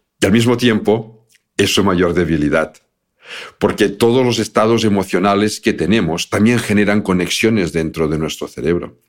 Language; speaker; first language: Spanish; native; Spanish